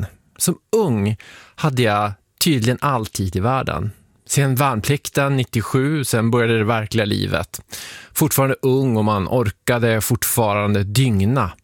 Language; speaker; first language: Swedish; native; Swedish